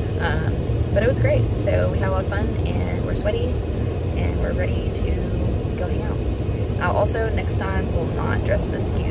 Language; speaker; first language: English; native; English